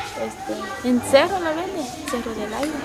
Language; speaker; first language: Spanish; non-native, local second language; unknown